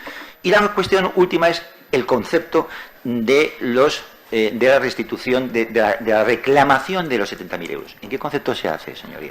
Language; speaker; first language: Spanish; native; Spanish